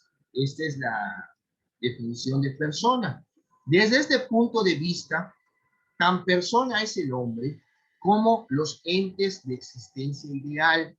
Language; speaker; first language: Spanish; native; Spanish